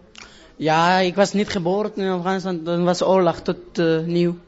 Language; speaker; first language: Dutch; non-native, learner; Persian